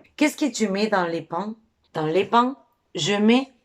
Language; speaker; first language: French; non-native, fluent; Spanish